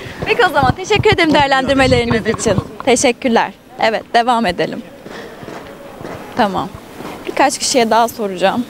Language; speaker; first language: Turkish; native; Turkish